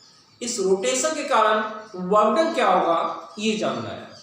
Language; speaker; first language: Hindi; native; Hindi